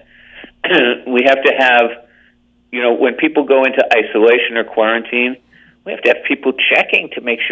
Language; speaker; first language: English; native; English